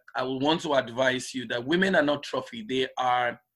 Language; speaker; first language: English; non-native, local second language; Igbo